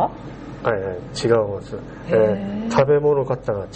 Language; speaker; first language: Japanese; non-native, learner; Korean